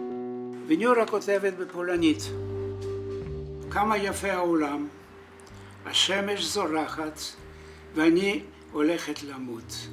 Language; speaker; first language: Hebrew; non-native, fluent; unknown